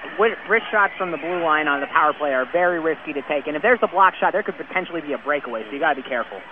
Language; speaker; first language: English; native; English